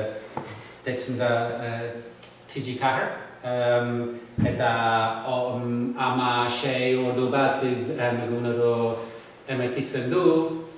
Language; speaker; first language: Basque; non-native, fluent; English